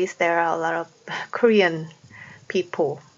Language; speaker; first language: English; non-native, learner; Korean